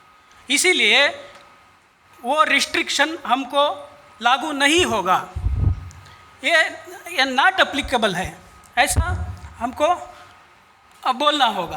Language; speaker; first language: Hindi; non-native, local second language; Kannada